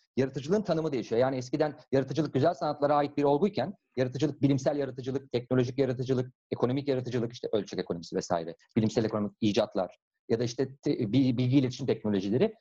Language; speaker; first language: Turkish; native; Turkish